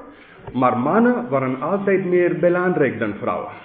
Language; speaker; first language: Dutch; non-native, fluent; English